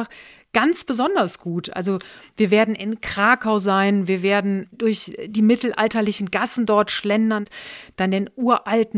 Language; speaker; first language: German; native; German